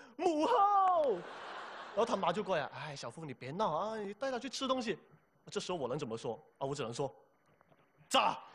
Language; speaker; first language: Chinese; native; Chinese